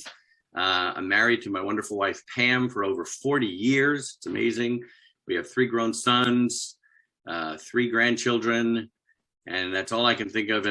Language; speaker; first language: English; native; English